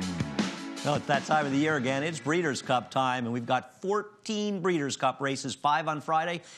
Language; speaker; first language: English; native; English